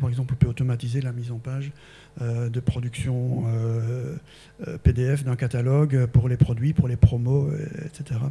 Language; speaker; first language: French; native; French